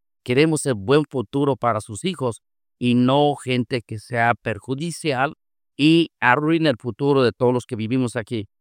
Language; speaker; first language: Spanish; native; Spanish